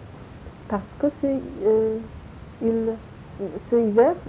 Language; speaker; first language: French; non-native, learner; Polish